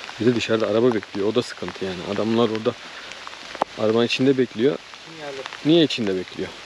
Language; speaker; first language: Turkish; native; Turkish